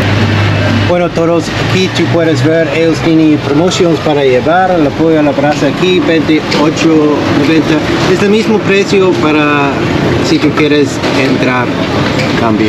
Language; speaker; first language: Spanish; non-native, learner; English